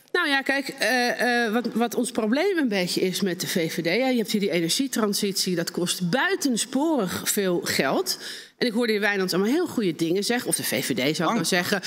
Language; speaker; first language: Dutch; native; Dutch